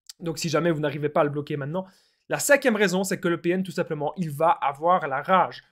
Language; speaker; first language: French; native; French